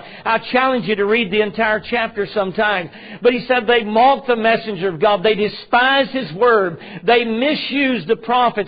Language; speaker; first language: English; native; English